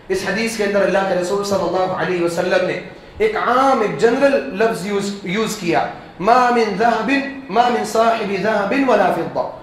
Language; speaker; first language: Urdu; native; Urdu